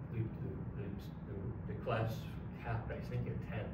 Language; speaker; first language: English; native; English